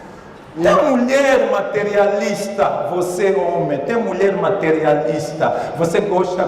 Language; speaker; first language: Portuguese; non-native, learner; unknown